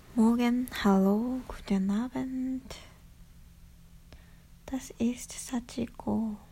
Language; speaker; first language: German; non-native, learner; Japanese